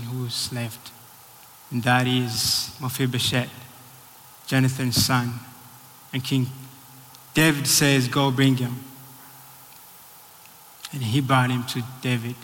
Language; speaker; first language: English; non-native, local second language; Rundi